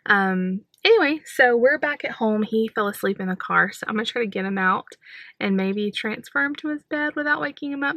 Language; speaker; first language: English; native; English